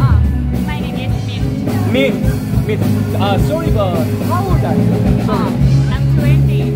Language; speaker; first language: English; non-native, learner; Korean